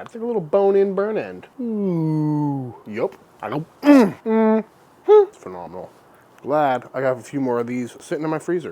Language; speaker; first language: English; native; English